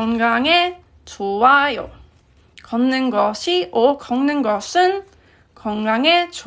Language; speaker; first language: Korean; non-native, fluent; English